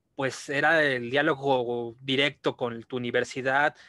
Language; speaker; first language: Spanish; native; Spanish